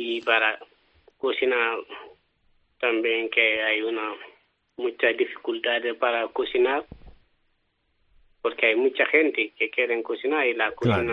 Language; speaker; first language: Spanish; non-native, learner; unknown